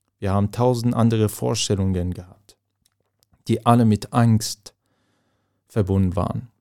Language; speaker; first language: German; non-native, fluent; Persian